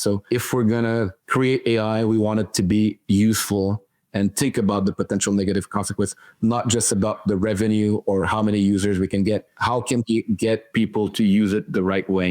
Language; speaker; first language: English; non-native, fluent; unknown